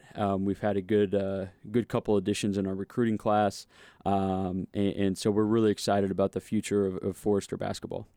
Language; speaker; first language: English; native; English